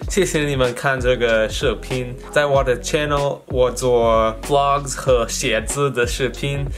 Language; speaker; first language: Chinese; non-native, learner; English